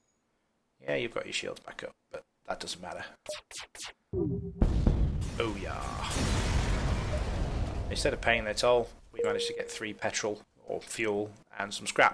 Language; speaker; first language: English; native; English